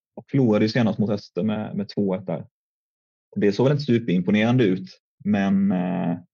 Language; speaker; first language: Swedish; native; Swedish